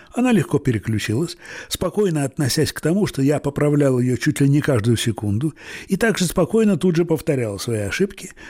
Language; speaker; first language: Russian; native; Russian